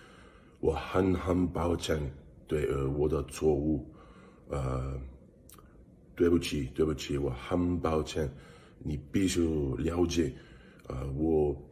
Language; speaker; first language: Chinese; non-native, learner; English